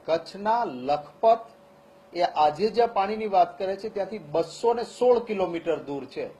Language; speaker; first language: Gujarati; non-native, local second language; Kachhi